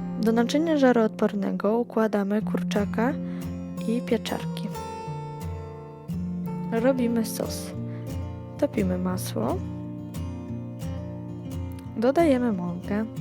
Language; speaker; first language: Polish; non-native, fluent; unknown